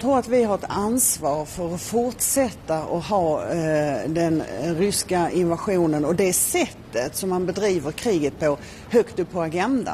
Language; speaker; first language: Swedish; native; Swedish